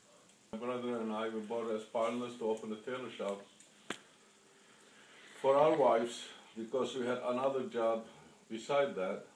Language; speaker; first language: English; non-native, fluent; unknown